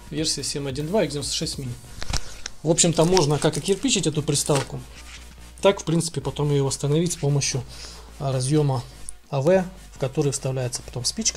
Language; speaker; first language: Russian; native; Russian